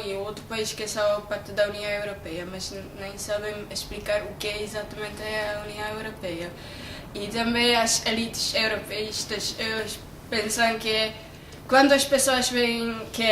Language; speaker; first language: Portuguese; non-native, fluent; Czech